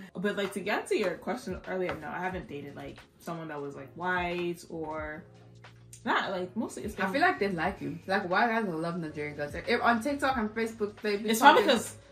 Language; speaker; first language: English; native; English